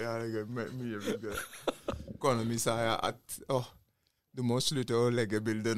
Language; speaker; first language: Norwegian; non-native, learner; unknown